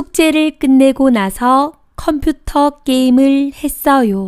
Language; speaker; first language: Korean; non-native, fluent; Thai